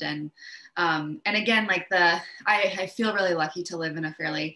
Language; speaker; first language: English; native; English